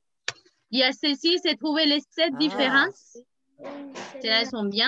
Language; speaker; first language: French; native; French